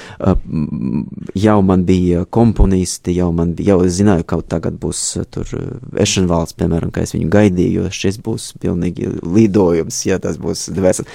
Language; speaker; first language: Latvian; non-native, fluent; Russian